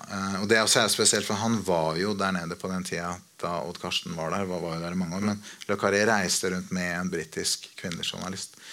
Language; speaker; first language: Norwegian; native; Norwegian